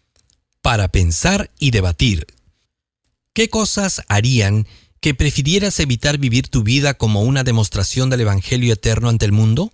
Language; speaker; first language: Spanish; native; Spanish